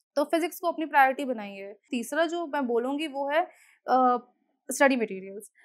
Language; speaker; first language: Hindi; native; Hindi